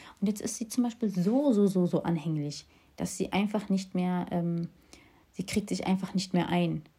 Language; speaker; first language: German; early bilingual, other home language; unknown